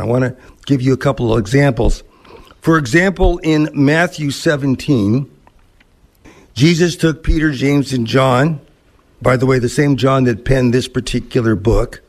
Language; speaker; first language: English; native; English